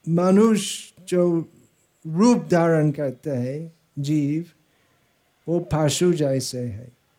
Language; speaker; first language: Hindi; non-native, fluent; English